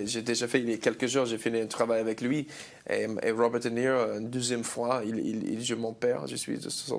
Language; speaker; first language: French; non-native, learner; English